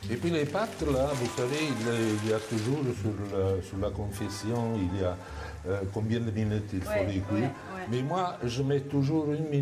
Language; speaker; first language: French; non-native, fluent; Italian